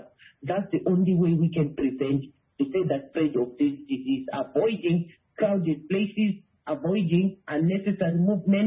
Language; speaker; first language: English; non-native, local second language; Shona